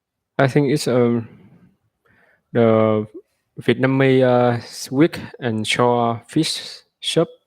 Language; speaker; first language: English; non-native, learner; Vietnamese